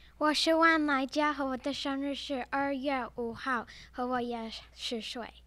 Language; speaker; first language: Chinese; early bilingual, heritage; English